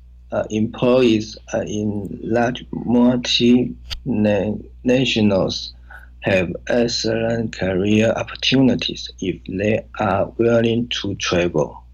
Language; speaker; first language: English; non-native, learner; Chinese